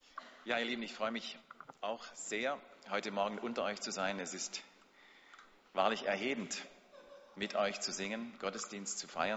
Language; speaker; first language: German; native; German